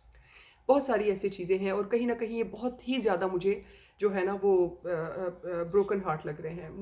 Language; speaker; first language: Hindi; native; Hindi